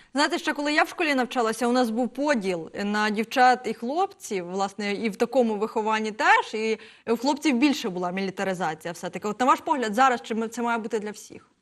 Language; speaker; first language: Ukrainian; native; Ukrainian